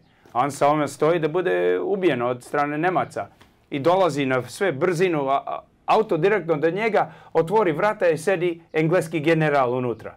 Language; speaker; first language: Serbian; early bilingual, heritage; English